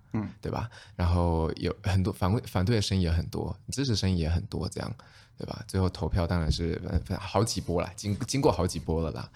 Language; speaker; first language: Chinese; native; Chinese